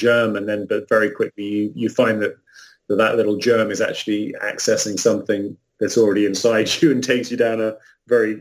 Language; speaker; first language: English; native; English